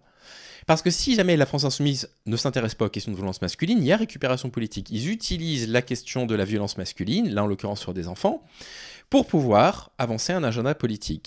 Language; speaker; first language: French; native; French